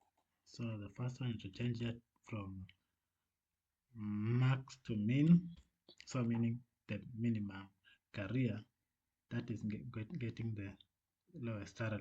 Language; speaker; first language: English; non-native, fluent; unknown